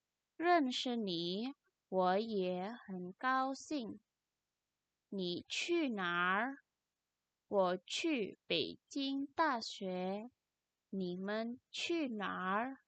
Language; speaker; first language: Chinese; non-native, fluent; Indonesian